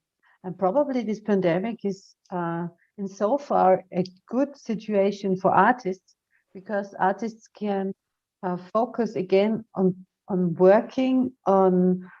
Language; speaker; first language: English; non-native, fluent; German